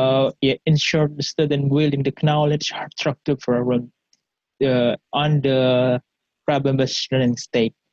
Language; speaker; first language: English; non-native, learner; Indonesian